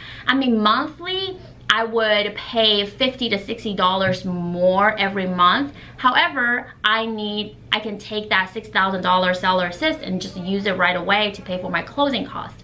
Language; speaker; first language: English; non-native, fluent; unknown